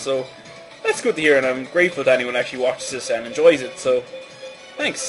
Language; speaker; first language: English; native; English